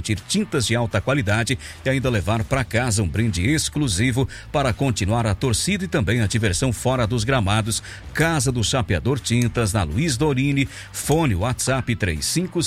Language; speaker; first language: Portuguese; non-native, local second language; Italian